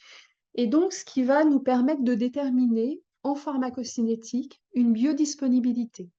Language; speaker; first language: French; native; French